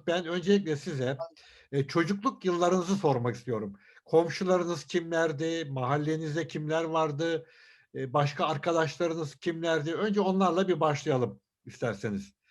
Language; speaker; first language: Turkish; native; Turkish